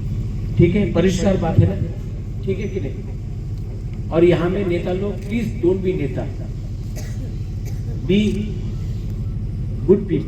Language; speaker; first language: Hindi; non-native, local second language; Kok Borok